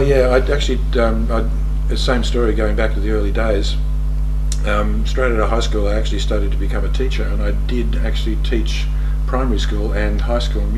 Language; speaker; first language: English; native; English